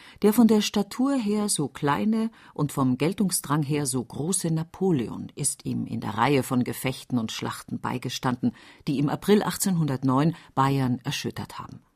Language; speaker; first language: German; native; German